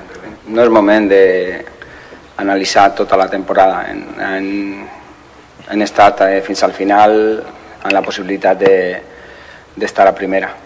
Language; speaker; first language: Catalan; non-native, fluent; Spanish